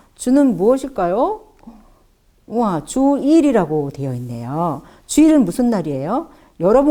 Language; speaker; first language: Korean; native; Korean